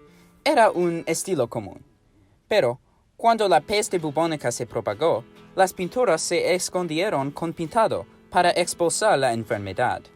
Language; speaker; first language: Spanish; non-native, learner; English